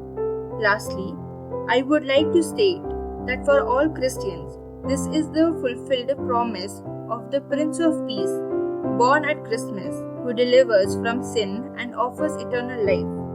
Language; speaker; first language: English; non-native, local second language; Malayalam